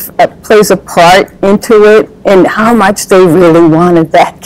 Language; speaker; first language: English; native; English